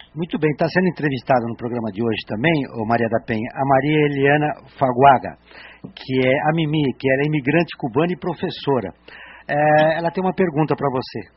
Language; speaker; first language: Portuguese; native; Portuguese